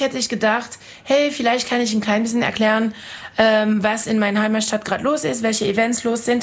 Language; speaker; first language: German; non-native, fluent; French